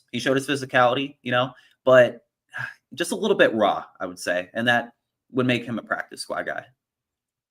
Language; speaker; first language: English; native; English